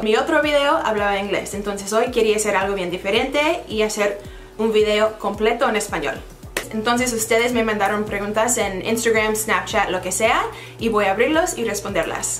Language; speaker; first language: Spanish; non-native, fluent; English